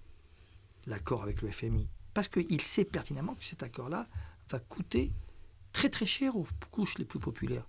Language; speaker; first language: French; non-native, local second language; Arabic